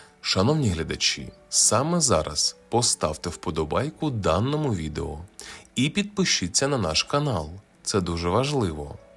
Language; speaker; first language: Ukrainian; native; Ukrainian